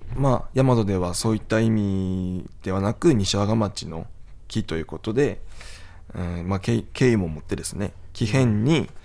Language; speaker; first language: Japanese; native; Japanese